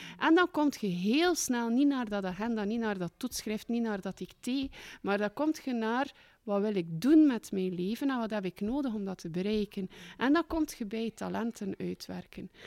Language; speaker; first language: Dutch; native; Dutch